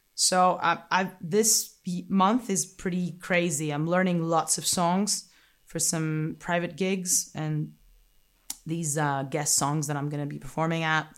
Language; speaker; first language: English; non-native, fluent; Greek